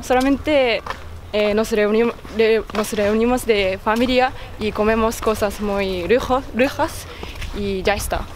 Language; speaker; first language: Spanish; non-native, learner; Japanese